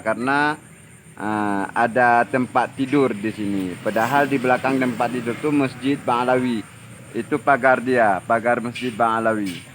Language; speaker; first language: Indonesian; non-native, local second language; Achinese